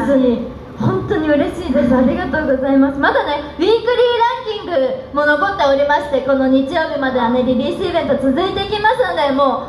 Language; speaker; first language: Japanese; native; Japanese